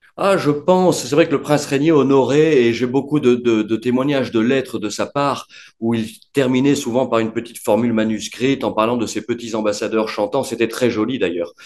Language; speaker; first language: French; native; French